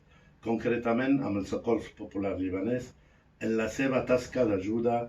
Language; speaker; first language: Catalan; non-native, fluent; Arabic